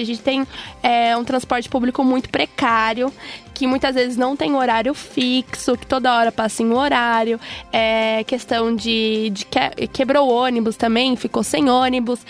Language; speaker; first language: Portuguese; native; Portuguese